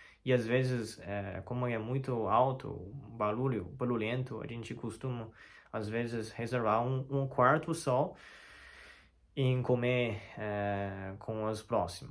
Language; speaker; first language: Portuguese; non-native, learner; Chinese